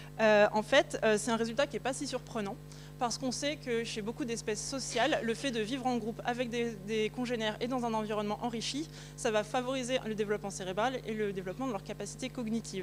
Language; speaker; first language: French; native; French